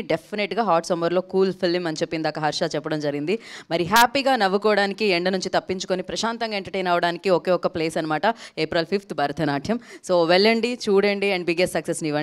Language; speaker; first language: Telugu; native; Telugu